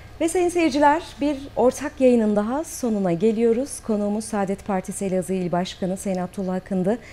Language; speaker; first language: Turkish; native; Turkish